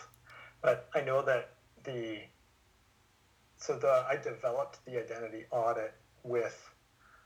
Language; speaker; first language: English; native; English